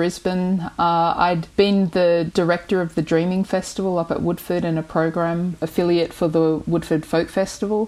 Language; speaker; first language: English; native; English